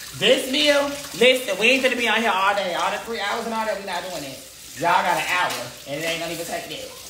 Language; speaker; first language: English; native; English